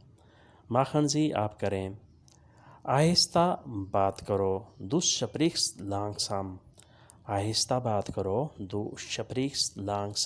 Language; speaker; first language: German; non-native, fluent; Urdu